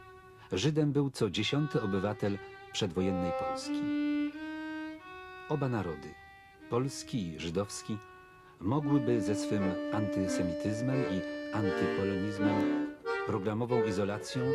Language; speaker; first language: Polish; native; Polish